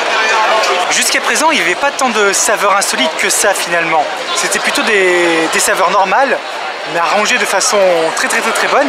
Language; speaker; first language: French; native; French